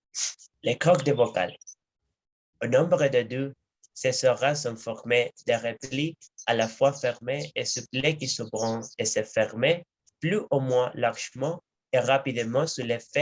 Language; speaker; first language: French; non-native, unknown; Spanish